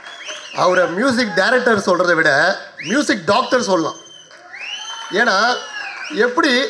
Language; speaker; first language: Tamil; native; Tamil